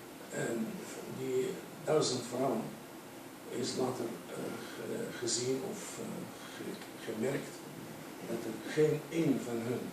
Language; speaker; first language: Dutch; non-native, fluent; Arabic